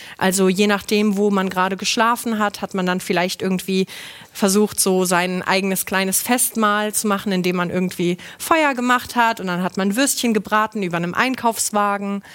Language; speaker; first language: German; non-native, local second language; Luxembourgish